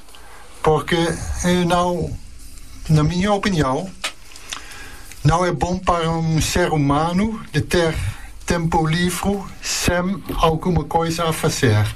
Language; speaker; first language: Portuguese; non-native, learner; Dutch